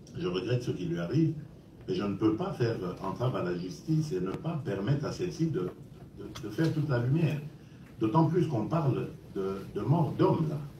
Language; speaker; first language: French; non-native, local second language; Luba-Lulua